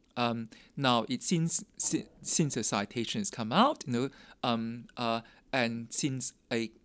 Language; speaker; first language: English; non-native, local second language; Min Nan Chinese